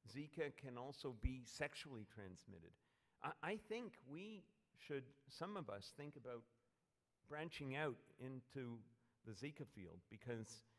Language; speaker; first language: English; native; English